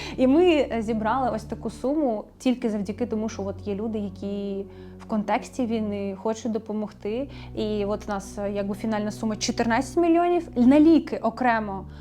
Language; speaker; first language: Ukrainian; native; Ukrainian